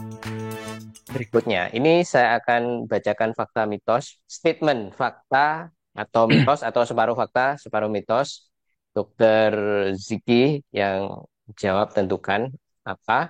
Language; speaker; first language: Indonesian; native; Indonesian